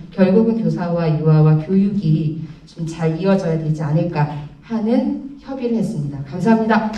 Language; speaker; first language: Korean; native; Korean